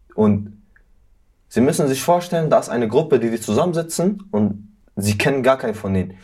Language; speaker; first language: German; early bilingual, other home language; Arabic